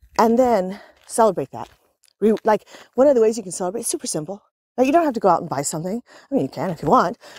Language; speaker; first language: English; native; English